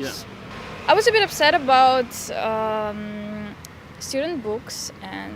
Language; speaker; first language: English; non-native, fluent; Russian